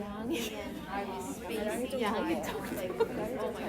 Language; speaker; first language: Korean; native; Korean